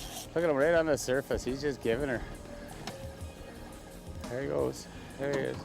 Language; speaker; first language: English; native; English